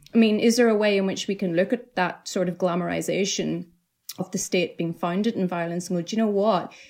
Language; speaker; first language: English; native; English